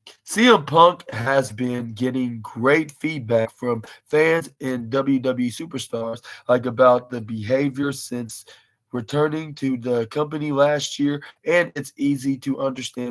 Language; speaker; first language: English; native; English